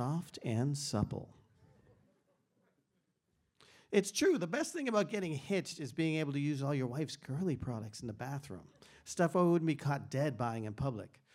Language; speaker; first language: English; native; English